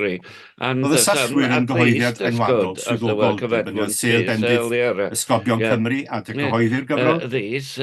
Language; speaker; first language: Welsh; native; Welsh